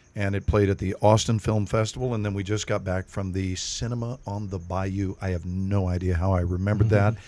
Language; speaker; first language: English; native; English